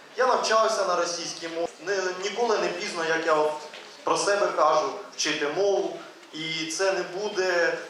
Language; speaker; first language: Ukrainian; non-native, local second language; Russian